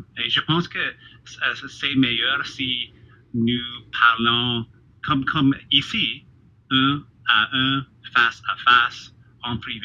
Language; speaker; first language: French; non-native, fluent; English